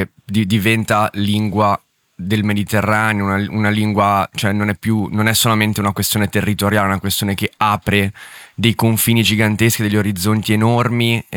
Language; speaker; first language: Italian; native; Italian